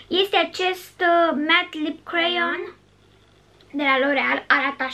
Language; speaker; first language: Romanian; native; Romanian